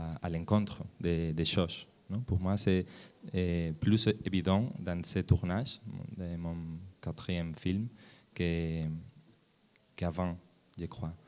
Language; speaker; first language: French; non-native, learner; Spanish